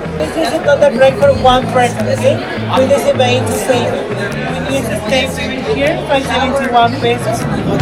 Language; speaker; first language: English; non-native, fluent; Spanish